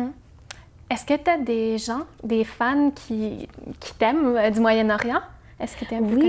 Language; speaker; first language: French; native; French